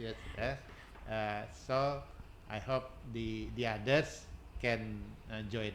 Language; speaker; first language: English; non-native, learner; Indonesian